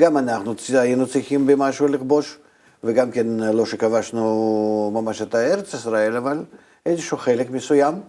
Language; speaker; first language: Hebrew; non-native, fluent; Russian